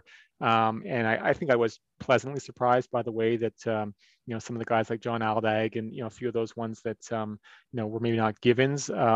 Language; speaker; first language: English; native; English